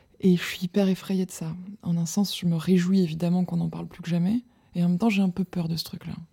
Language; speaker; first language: French; native; French